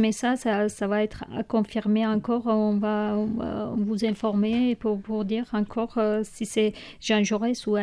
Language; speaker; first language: French; non-native, learner; Kurdish